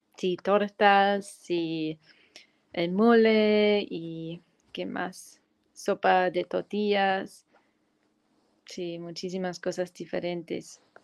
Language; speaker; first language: Spanish; non-native, fluent; German